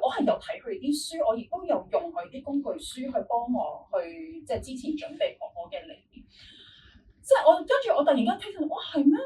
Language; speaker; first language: Cantonese; native; Cantonese